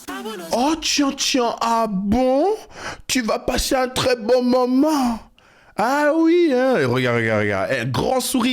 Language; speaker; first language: French; native; French